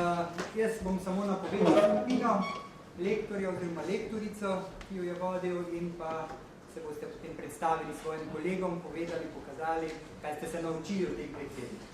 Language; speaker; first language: Slovenian; native; Slovenian